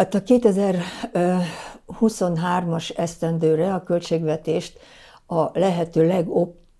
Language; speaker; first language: Hungarian; native; Hungarian